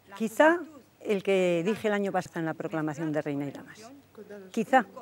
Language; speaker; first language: Spanish; native; Spanish